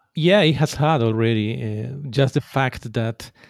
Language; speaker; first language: English; non-native, fluent; Spanish